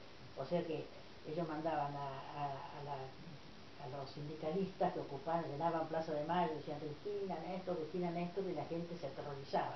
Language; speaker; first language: Spanish; native; Spanish